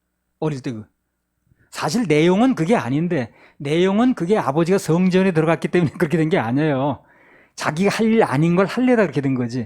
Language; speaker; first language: Korean; native; Korean